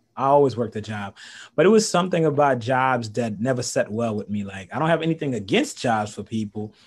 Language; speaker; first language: English; early bilingual, other home language; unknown